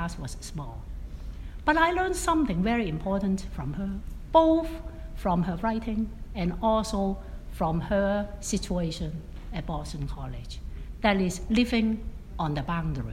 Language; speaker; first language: English; non-native, local second language; Cantonese